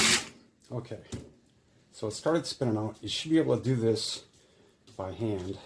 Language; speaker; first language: English; native; English